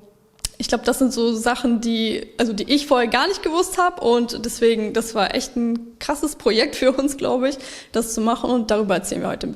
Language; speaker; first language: German; early bilingual, other home language; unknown